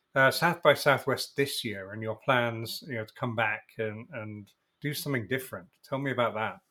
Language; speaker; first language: English; native; English